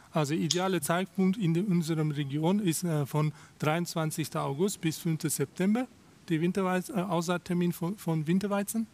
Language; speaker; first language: German; non-native, fluent; Russian